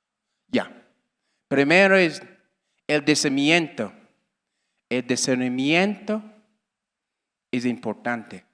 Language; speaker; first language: Spanish; non-native, learner; English